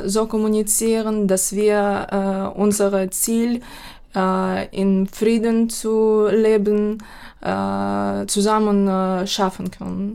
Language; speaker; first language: German; non-native, fluent; Ukrainian